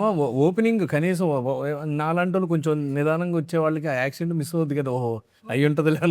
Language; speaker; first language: Telugu; native; Telugu